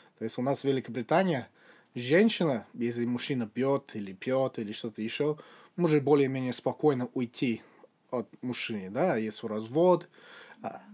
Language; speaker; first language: Russian; non-native, fluent; English